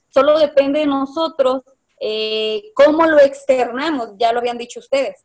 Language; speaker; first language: Spanish; native; Spanish